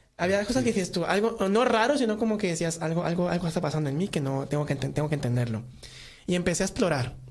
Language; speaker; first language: Spanish; native; Spanish